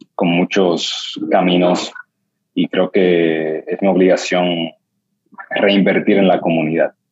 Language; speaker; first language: Spanish; native; Spanish